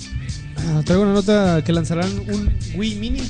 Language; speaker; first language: Spanish; native; Spanish